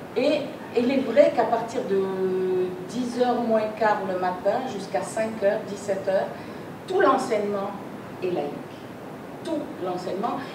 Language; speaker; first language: French; native; French